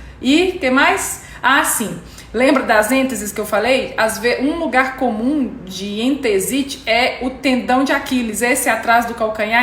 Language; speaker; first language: Portuguese; native; Portuguese